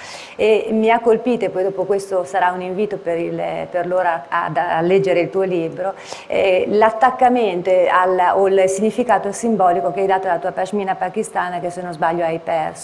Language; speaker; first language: Italian; native; Italian